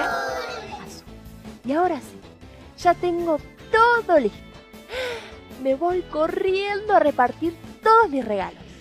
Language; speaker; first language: Spanish; native; Spanish